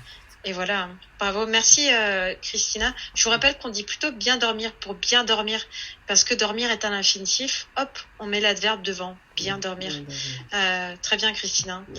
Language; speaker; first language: French; native; French